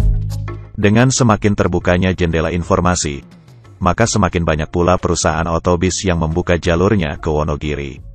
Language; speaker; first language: Indonesian; native; Indonesian